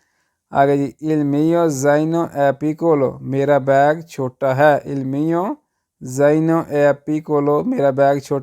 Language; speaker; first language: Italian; non-native, learner; Urdu